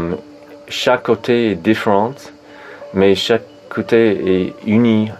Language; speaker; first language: French; non-native, fluent; English